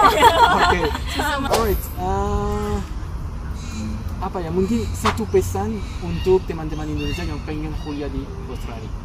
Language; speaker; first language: Indonesian; non-native, fluent; French